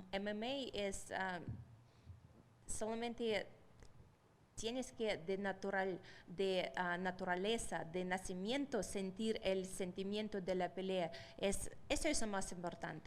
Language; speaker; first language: Spanish; non-native, fluent; Russian